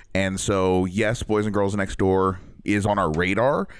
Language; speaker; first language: English; native; English